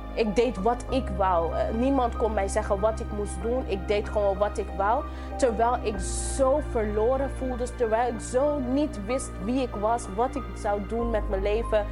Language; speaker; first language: Dutch; non-native, local second language; English